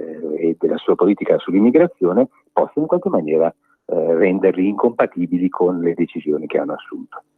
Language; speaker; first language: Italian; native; Italian